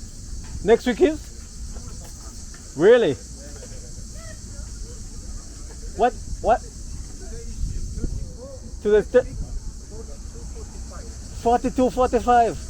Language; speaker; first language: English; non-native, learner; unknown